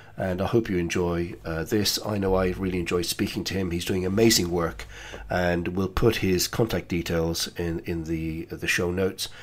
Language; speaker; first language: English; native; English